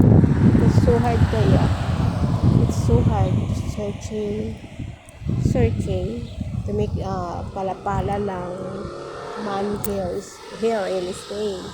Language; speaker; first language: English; non-native, local second language; Filipino